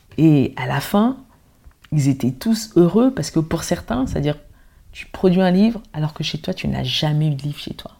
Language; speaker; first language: French; early bilingual, other home language; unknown